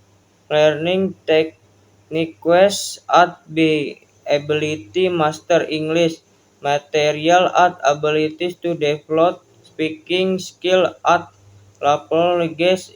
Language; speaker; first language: English; non-native, learner; Indonesian